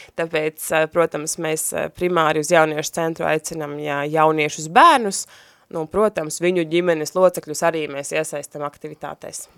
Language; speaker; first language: Latvian; native; Latvian